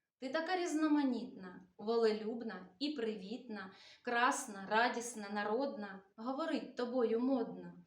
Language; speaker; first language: Ukrainian; native; Ukrainian